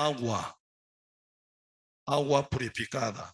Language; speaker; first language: Spanish; non-native, learner; Korean